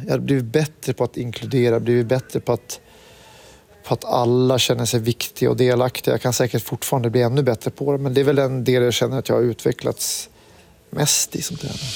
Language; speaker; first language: Swedish; native; Swedish